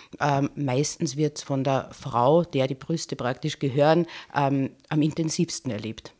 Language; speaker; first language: German; native; German